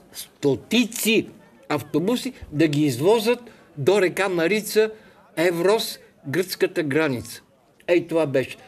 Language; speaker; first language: Bulgarian; native; Bulgarian